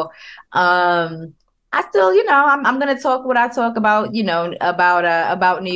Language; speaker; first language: English; native; English